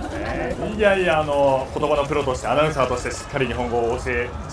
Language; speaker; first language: Japanese; native; Japanese